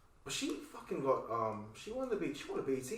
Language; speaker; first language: English; native; English